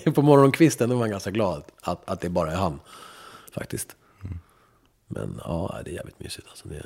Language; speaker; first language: Swedish; early bilingual, other home language; Spanish